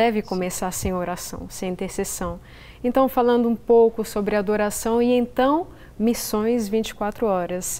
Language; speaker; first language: Portuguese; native; Portuguese